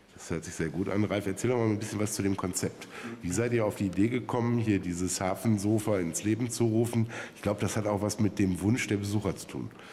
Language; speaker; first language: German; native; German